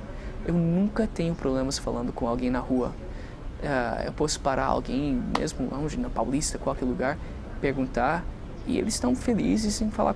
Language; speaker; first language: Portuguese; non-native, fluent; English